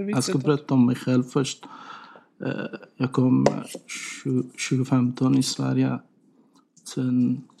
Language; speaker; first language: Swedish; non-native, learner; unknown